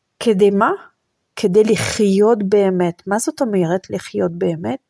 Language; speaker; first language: Hebrew; non-native, fluent; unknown